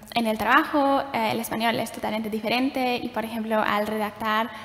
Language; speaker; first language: Spanish; non-native, fluent; German